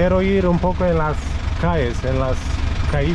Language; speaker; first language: Spanish; non-native, learner; Romanian